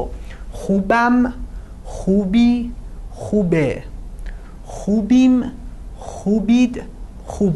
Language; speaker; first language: Persian; non-native, fluent; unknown